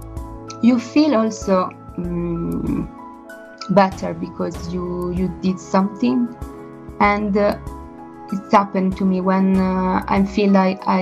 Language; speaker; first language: English; non-native, learner; Italian